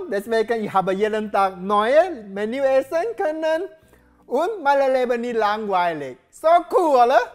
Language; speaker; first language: German; non-native, learner; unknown